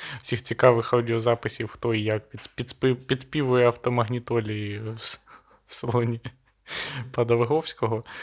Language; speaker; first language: Ukrainian; non-native, local second language; Russian